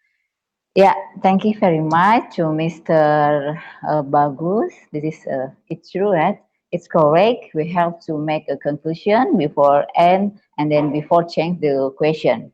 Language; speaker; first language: English; non-native, learner; Indonesian